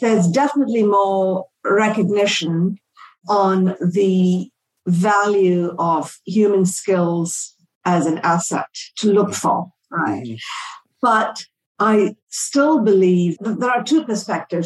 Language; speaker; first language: English; non-native, local second language; Tamil